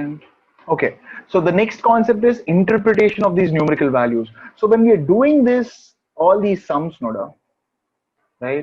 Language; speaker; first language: English; non-native, local second language; Hindi